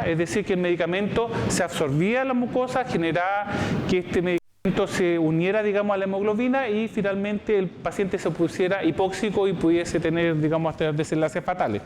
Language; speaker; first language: Spanish; native; Spanish